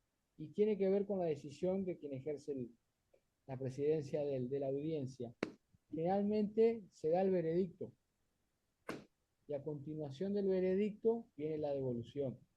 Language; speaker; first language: Spanish; native; Spanish